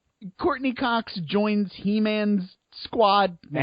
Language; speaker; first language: English; native; English